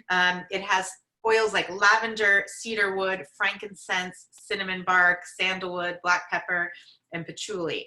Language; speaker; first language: English; native; English